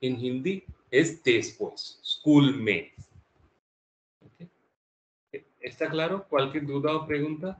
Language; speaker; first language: Spanish; non-native, fluent; Hindi